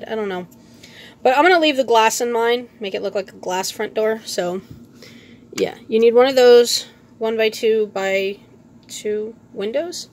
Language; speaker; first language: English; native; English